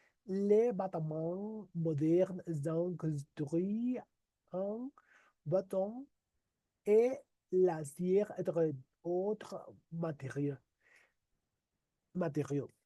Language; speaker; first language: French; non-native, learner; Spanish